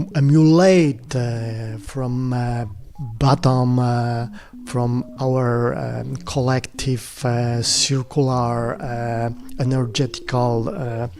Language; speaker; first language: English; non-native, fluent; Polish